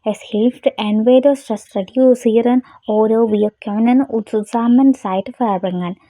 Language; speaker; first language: German; non-native, learner; Malayalam